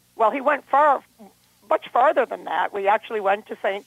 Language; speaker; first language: English; native; English